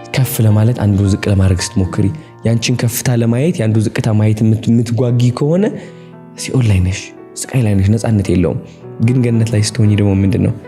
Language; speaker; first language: Amharic; non-native, local second language; Tigrinya